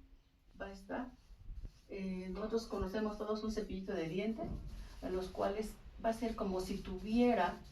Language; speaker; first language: Spanish; native; Spanish